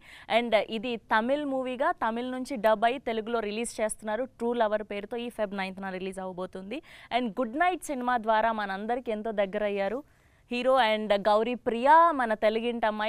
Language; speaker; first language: Telugu; native; Telugu